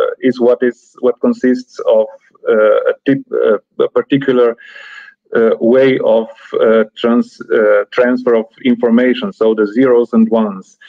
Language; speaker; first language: English; non-native, fluent; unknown